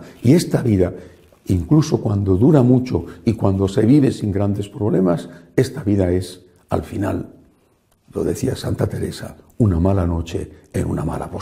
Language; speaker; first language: Spanish; native; Spanish